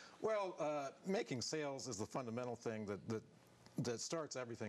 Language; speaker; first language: English; native; English